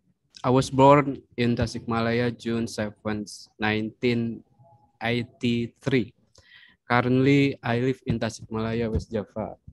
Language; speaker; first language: English; non-native, learner; Indonesian